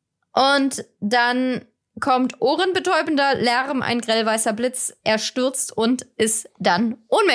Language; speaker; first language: German; native; German